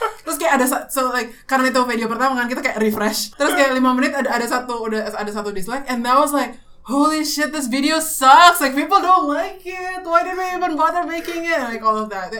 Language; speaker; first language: English; non-native, fluent; Indonesian